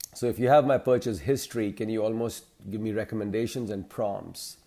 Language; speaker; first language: English; non-native, local second language; Hindi